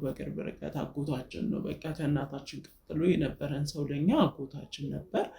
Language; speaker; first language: Amharic; native; Amharic